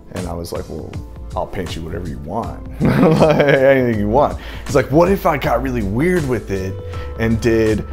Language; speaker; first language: English; native; English